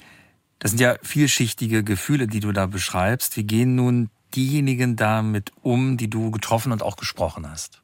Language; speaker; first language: German; native; German